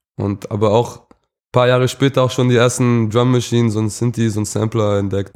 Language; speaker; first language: German; early bilingual, other home language; English